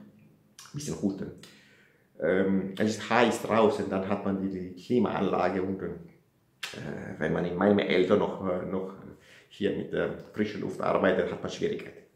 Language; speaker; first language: German; non-native, fluent; Italian